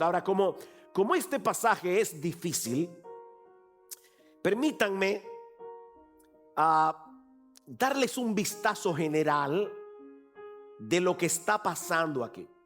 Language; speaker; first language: Spanish; native; Spanish